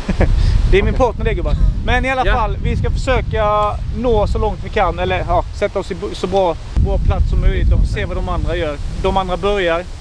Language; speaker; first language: Swedish; native; Swedish